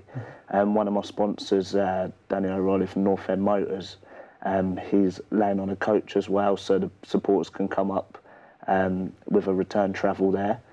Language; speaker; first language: English; native; English